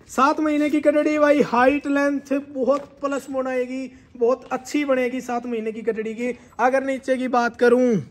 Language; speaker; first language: Hindi; native; Hindi